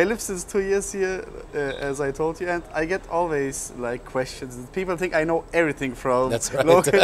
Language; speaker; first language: English; non-native, learner; German